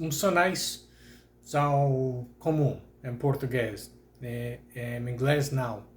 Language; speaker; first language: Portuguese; non-native, learner; English